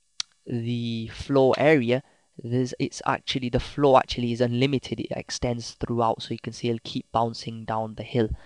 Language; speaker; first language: English; native; English